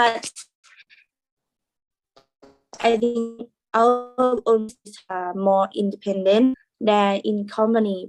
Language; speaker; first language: English; non-native, learner; Thai